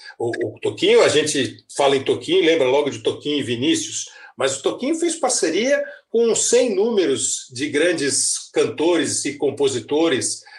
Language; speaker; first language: Portuguese; native; Portuguese